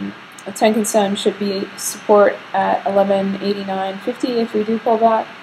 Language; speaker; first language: English; native; English